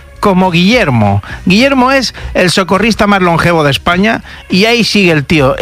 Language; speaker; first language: Spanish; native; Spanish